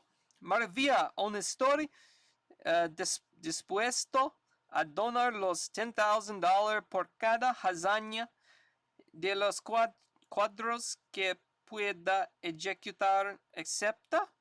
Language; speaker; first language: Spanish; non-native, learner; English